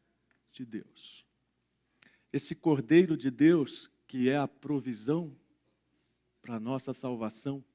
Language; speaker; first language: Portuguese; native; Portuguese